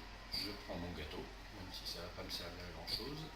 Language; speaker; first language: French; native; French